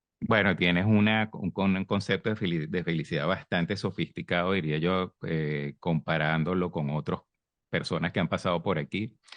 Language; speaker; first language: Spanish; native; Spanish